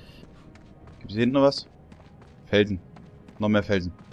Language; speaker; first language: German; native; German